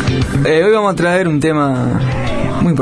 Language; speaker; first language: Spanish; native; Spanish